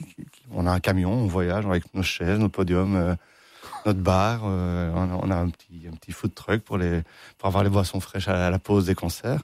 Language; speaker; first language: French; native; French